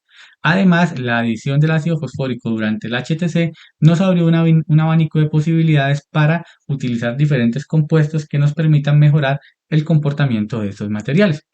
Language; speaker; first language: Spanish; native; Spanish